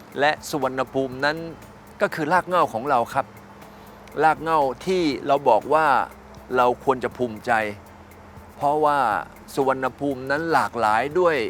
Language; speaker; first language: Thai; native; Thai